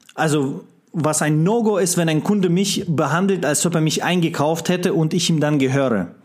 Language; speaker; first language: German; non-native, fluent; Russian